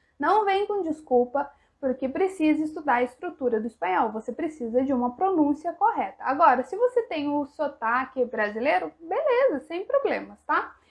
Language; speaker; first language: Portuguese; native; Portuguese